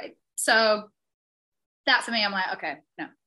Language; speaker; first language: English; native; English